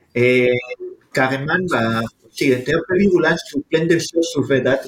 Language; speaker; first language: French; non-native, fluent; Spanish